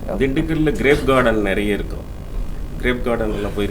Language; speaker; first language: Tamil; native; Tamil